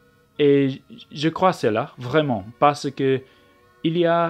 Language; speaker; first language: French; non-native, learner; English